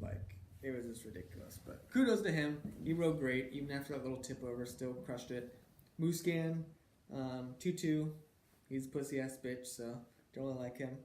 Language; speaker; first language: English; native; English